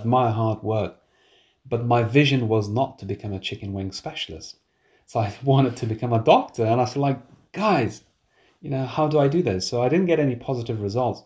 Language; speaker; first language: English; non-native, fluent; Persian